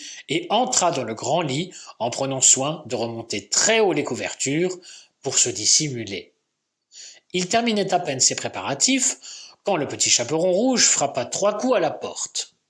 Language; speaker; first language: French; native; French